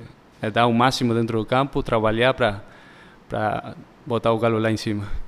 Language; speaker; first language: Portuguese; early bilingual, heritage; Spanish